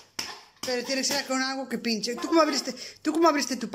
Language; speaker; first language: Spanish; native; Spanish